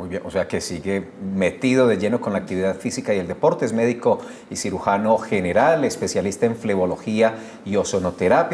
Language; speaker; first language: Spanish; native; Spanish